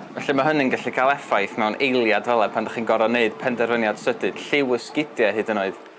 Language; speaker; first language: Welsh; native; Welsh